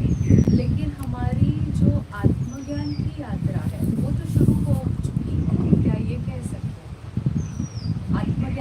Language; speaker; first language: Hindi; native; Hindi